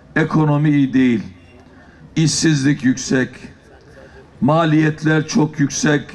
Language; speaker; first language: Turkish; native; Turkish